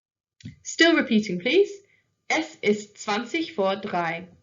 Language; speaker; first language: German; non-native, fluent; English